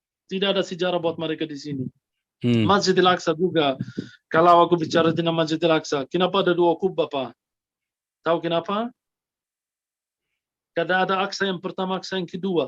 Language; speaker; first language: Indonesian; non-native, fluent; Arabic